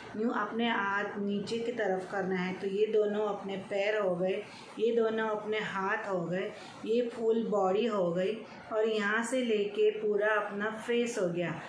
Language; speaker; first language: Hindi; non-native, local second language; Gujarati